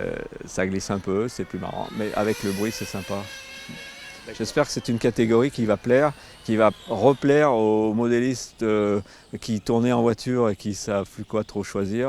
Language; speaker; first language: French; native; French